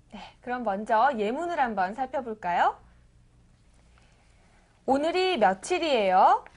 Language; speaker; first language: Korean; native; Korean